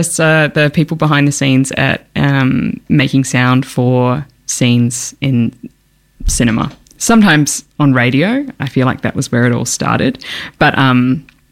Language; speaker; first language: English; native; English